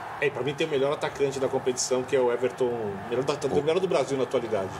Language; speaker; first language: Portuguese; native; Portuguese